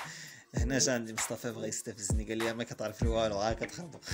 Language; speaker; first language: Arabic; native; Arabic